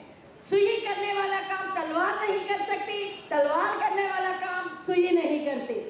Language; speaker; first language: Hindi; non-native, local second language; Telugu